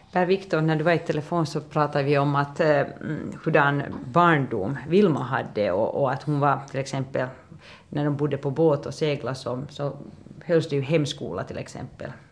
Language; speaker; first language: Swedish; native; Swedish